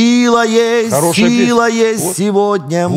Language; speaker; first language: Russian; native; Russian